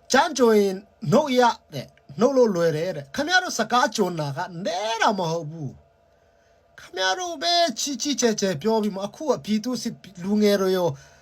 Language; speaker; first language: Burmese; non-native, local second language; Tedim Chin